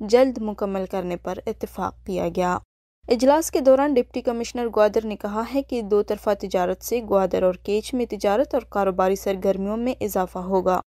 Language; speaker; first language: Urdu; non-native, local second language; Baluchi